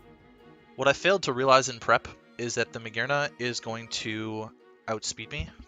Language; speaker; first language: English; native; English